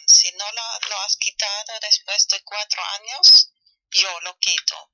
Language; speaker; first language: Spanish; non-native, fluent; German